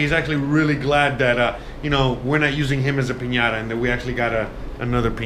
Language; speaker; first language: English; native; English